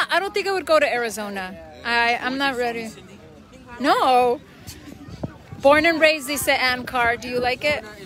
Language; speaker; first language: English; early bilingual, other home language; Spanish